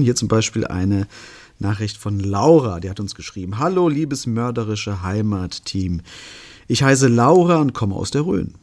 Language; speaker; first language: German; native; German